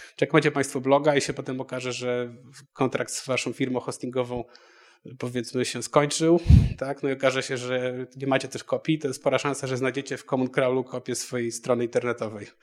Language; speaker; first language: Polish; native; Polish